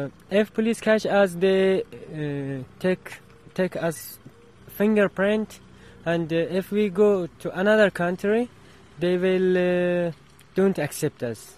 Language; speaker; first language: English; non-native, learner; Arabic